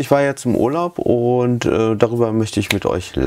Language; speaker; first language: German; native; German